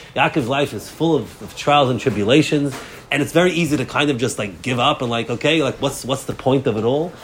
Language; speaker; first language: English; native; English